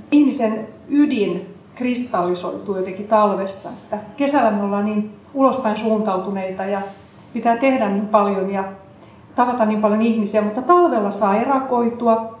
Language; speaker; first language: Finnish; native; Finnish